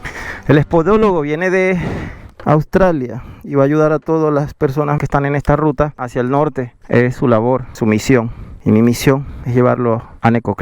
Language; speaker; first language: Spanish; native; Spanish